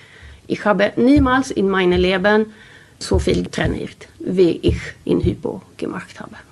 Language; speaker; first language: German; non-native, learner; Swedish